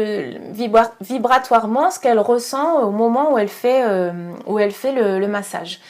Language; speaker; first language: French; native; French